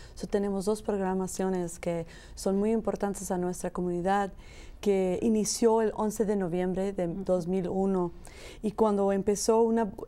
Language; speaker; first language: Spanish; early bilingual, heritage; Spanish